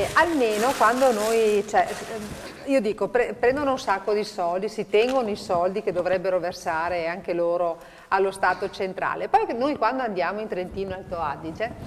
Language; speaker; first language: Italian; native; Italian